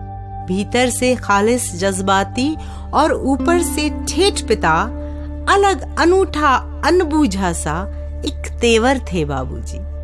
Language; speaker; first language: Hindi; native; Hindi